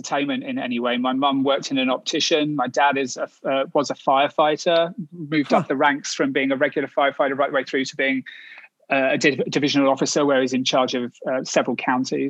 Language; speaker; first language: English; native; English